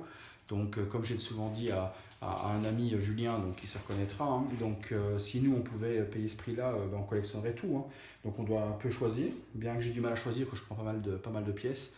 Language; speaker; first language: French; native; French